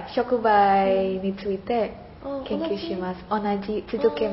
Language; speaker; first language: Japanese; non-native, learner; Indonesian